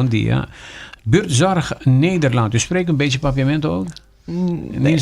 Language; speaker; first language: Dutch; non-native, local second language; Papiamento